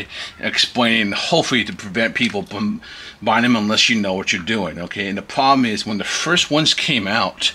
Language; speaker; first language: English; native; English